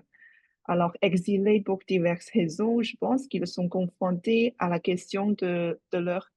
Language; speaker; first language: French; non-native, fluent; Chinese